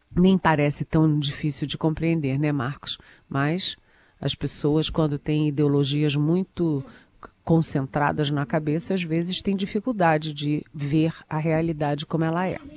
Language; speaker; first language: Portuguese; native; Portuguese